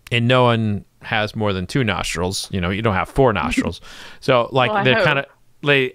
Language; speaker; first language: English; native; English